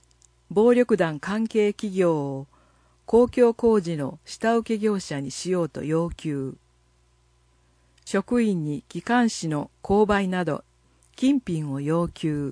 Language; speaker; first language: Japanese; native; Japanese